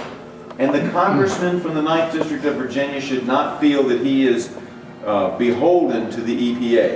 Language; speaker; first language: English; native; English